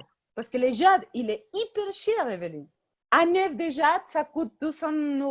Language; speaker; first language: French; non-native, fluent; Spanish